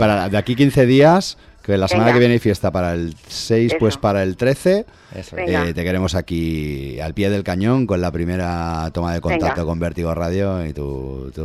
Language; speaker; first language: Spanish; native; Spanish